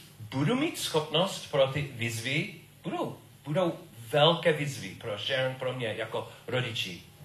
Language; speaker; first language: Czech; non-native, learner; English